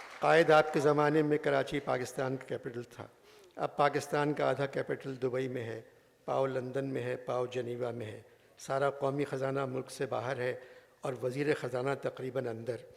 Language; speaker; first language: Urdu; native; Urdu